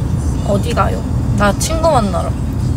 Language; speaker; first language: English; non-native, learner; Korean